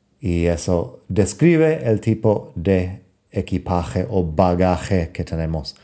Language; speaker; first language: Spanish; non-native, fluent; English